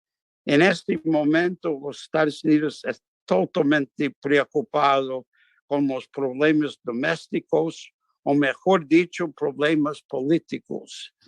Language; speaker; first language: Spanish; non-native, fluent; English